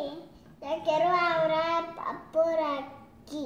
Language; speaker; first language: Spanish; early bilingual, other home language; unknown